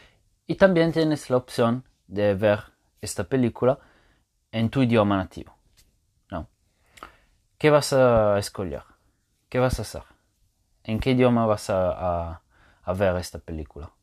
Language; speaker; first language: Spanish; non-native, fluent; Italian